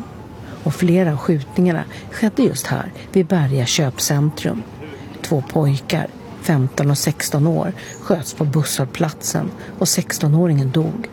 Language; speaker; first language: Swedish; native; Swedish